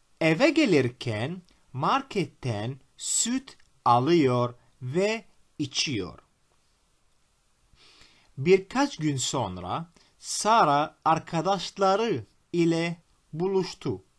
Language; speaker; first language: Turkish; non-native, fluent; Arabic